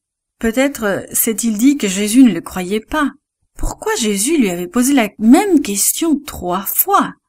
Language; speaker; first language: French; native; French